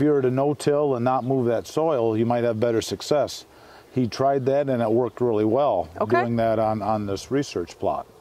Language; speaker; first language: English; native; English